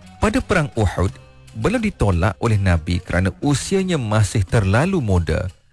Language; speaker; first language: Malay; native; Malay